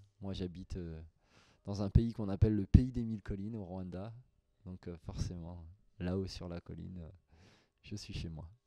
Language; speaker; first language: French; native; French